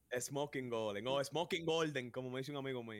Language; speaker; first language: Spanish; native; Spanish